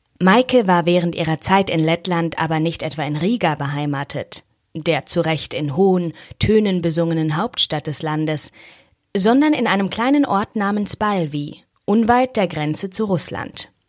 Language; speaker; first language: German; native; German